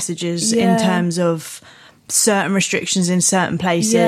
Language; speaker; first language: English; native; English